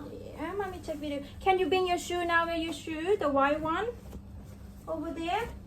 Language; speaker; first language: English; non-native, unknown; Thai